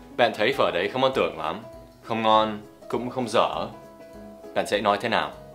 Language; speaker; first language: Vietnamese; non-native, fluent; English